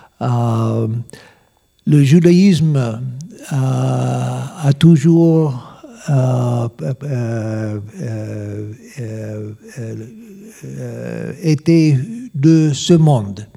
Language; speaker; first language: French; non-native, learner; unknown